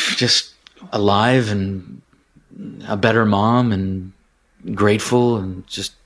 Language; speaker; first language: English; native; English